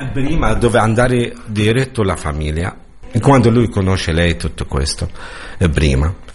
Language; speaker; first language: Italian; non-native, learner; Arabic